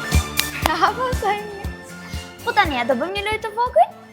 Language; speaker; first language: Albanian; native; Albanian